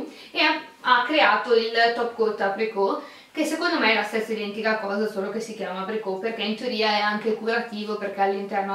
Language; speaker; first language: Italian; native; Italian